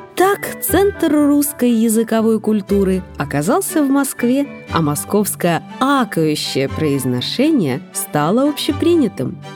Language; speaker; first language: Russian; native; Russian